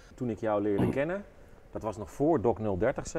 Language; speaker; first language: Dutch; native; Dutch